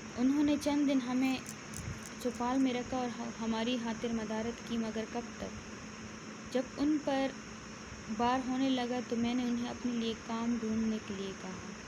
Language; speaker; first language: Urdu; non-native, local second language; Pashto